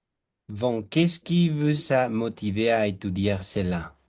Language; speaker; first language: French; non-native, fluent; Spanish